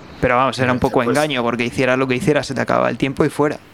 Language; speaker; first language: Spanish; native; Spanish